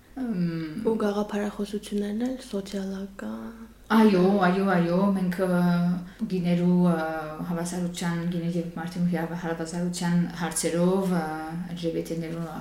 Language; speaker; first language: Armenian; native; Armenian